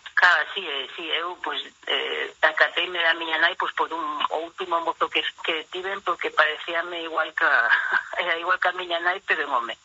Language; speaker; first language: Galician; non-native, local second language; Spanish